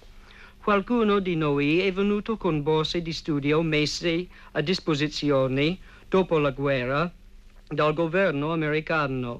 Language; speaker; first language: Italian; non-native, fluent; English